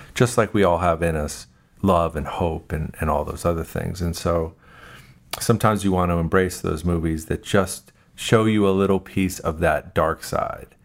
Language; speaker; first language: English; native; English